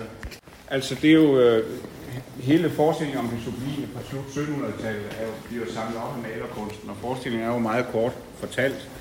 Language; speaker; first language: Danish; native; Danish